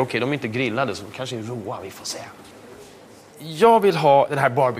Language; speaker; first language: Swedish; native; Swedish